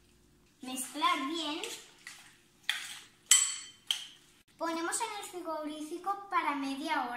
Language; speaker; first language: Spanish; non-native, learner; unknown